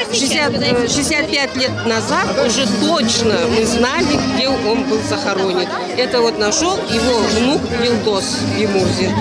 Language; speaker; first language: Russian; non-native, local second language; Kazakh